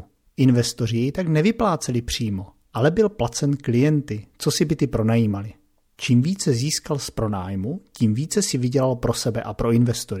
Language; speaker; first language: Czech; native; Czech